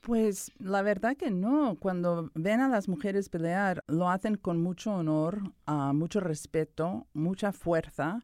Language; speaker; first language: Spanish; early bilingual, heritage; Spanish